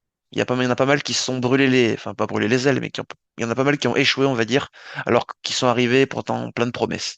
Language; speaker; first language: French; native; French